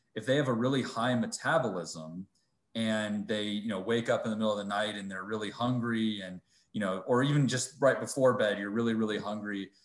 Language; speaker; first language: English; native; English